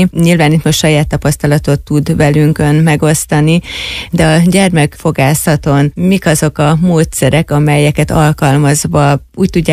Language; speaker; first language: Hungarian; native; Hungarian